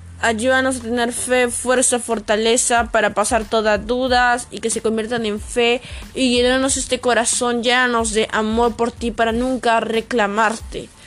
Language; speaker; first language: Spanish; native; Spanish